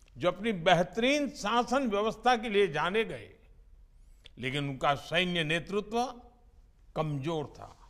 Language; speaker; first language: Hindi; non-native, local second language; Gujarati